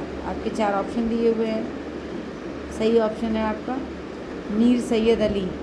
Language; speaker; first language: Hindi; native; Hindi